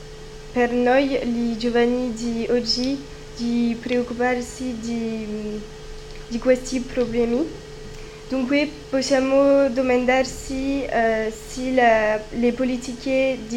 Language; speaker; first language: Italian; non-native, learner; French